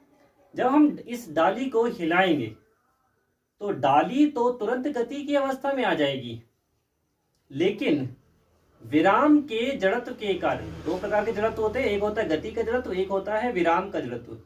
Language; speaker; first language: Hindi; native; Hindi